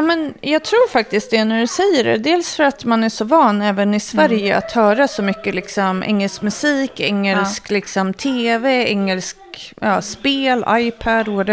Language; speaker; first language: Swedish; native; Swedish